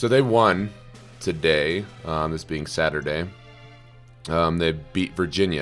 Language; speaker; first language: English; native; English